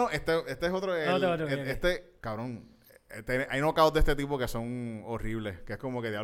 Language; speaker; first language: Spanish; native; Spanish